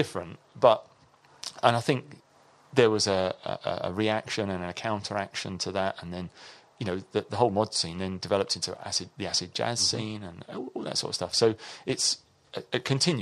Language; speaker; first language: English; native; English